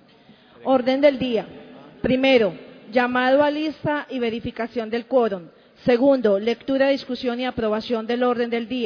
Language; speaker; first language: Spanish; native; Spanish